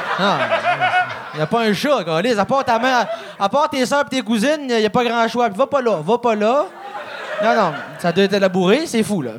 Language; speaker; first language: French; native; French